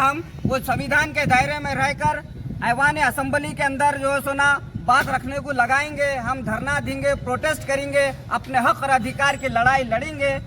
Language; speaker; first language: Hindi; non-native, local second language; Urdu